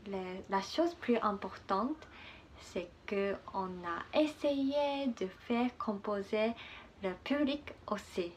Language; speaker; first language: French; non-native, learner; Japanese